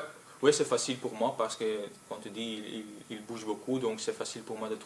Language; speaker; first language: French; non-native, local second language; Dutch